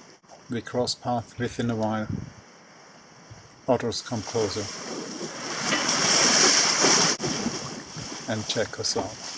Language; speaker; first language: English; non-native, fluent; German